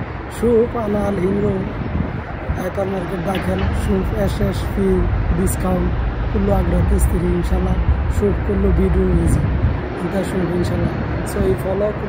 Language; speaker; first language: Arabic; non-native, learner; Bangla